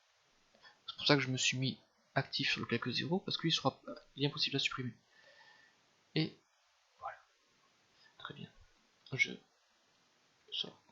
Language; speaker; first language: French; native; French